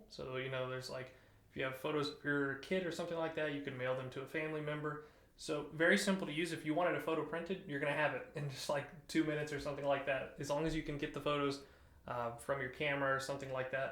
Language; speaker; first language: English; native; English